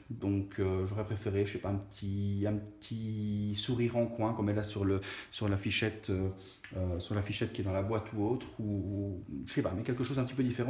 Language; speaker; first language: French; native; French